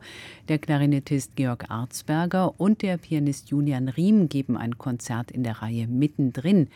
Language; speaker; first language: German; native; German